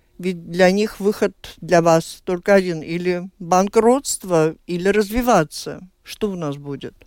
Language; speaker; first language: Russian; native; Russian